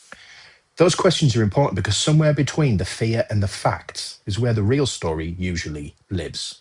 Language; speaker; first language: English; native; English